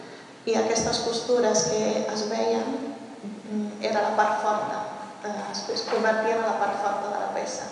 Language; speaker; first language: Catalan; early bilingual, heritage; Catalan